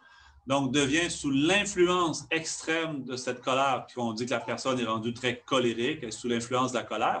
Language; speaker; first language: French; native; French